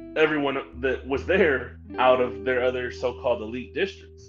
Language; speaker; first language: English; native; English